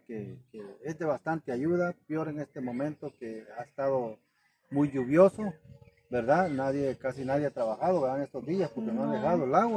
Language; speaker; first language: Spanish; native; Spanish